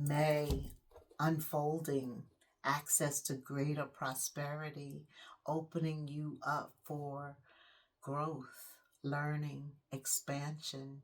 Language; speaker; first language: English; native; English